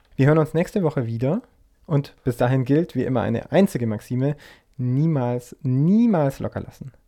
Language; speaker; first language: German; native; German